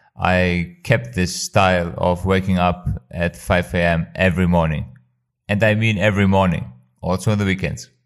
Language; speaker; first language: English; non-native, fluent; Albanian